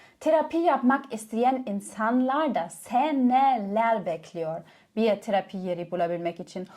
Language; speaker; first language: Turkish; non-native, fluent; German